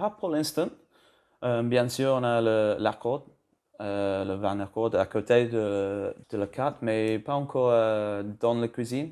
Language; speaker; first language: French; non-native, learner; English